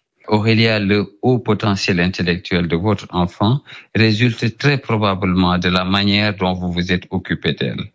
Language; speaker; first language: French; non-native, local second language; Wolof